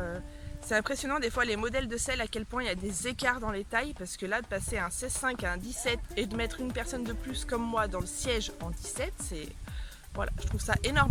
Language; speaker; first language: French; native; French